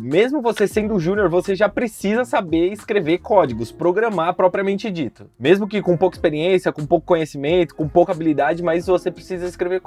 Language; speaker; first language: Portuguese; native; Portuguese